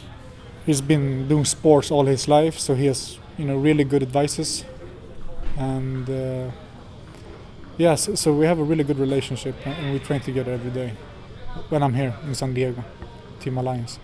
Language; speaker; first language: English; non-native, fluent; Swedish